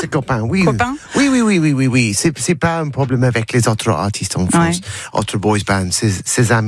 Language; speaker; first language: French; non-native, learner; English